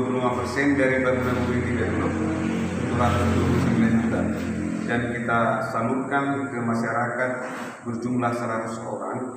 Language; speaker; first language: Indonesian; non-native, local second language; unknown